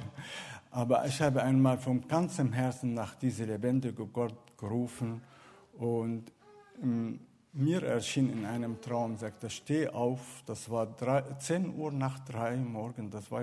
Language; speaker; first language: German; non-native, fluent; Arabic